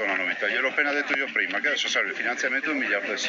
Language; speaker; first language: Italian; native; Italian